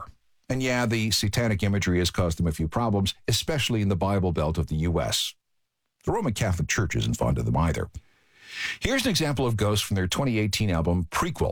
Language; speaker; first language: English; native; English